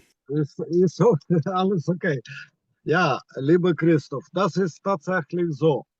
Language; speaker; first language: German; non-native, fluent; Ukrainian